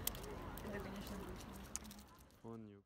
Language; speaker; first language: Russian; native; Russian